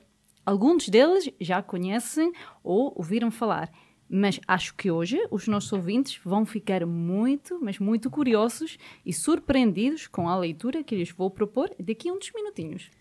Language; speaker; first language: Portuguese; native; Portuguese